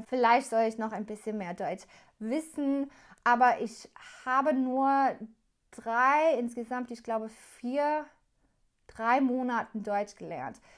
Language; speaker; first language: German; non-native, learner; English